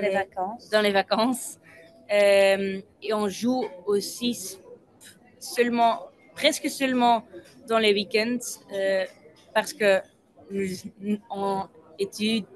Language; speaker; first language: French; non-native, local second language; Dutch